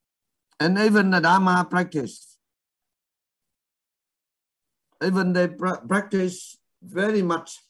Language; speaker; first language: English; non-native, fluent; Vietnamese